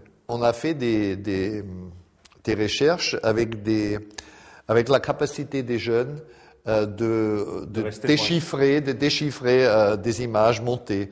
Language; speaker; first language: French; non-native, fluent; German